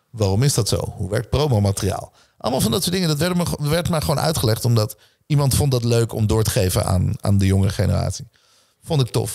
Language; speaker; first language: Dutch; early bilingual, other home language; Hebrew